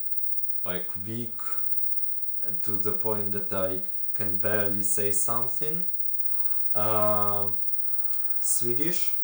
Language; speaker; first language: English; non-native, fluent; Ukrainian